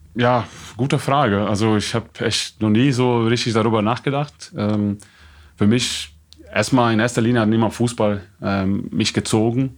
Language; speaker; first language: German; non-native, fluent; Portuguese